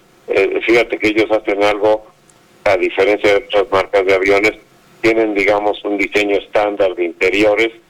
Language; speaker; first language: Spanish; native; Spanish